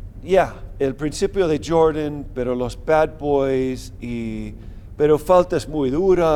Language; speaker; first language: Spanish; non-native, fluent; English